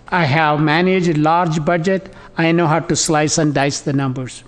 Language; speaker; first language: English; non-native, local second language; Tamil